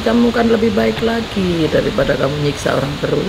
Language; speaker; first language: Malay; non-native, local second language; Javanese